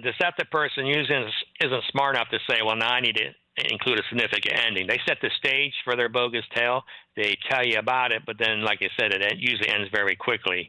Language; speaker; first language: English; native; English